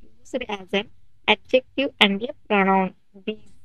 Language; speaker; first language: English; non-native, local second language; Telugu